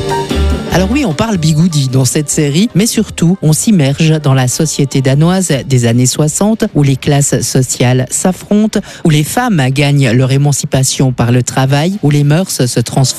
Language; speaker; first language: French; native; French